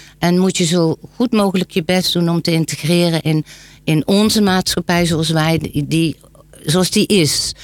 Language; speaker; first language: Dutch; native; Dutch